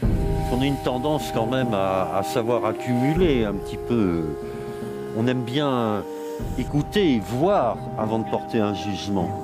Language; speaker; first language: French; native; French